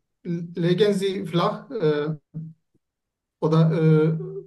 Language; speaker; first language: German; non-native, learner; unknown